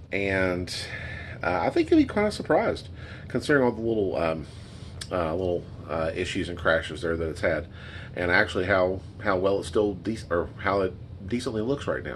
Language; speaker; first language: English; native; English